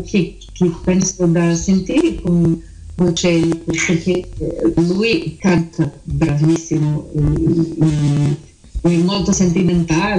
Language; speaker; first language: Italian; early bilingual, heritage; Portuguese